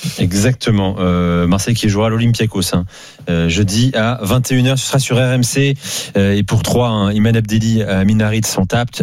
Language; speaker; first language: French; native; French